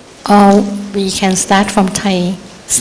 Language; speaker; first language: English; non-native, learner; Thai